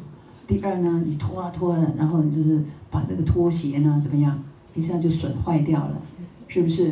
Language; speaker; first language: Chinese; native; Chinese